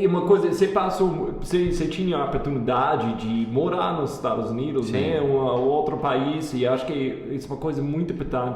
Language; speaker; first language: Portuguese; non-native, fluent; English